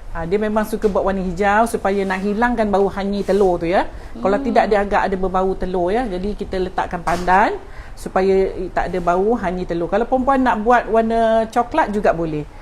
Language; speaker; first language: Malay; native; Malay